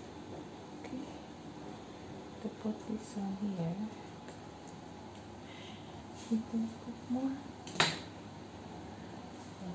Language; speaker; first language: English; non-native, local second language; Filipino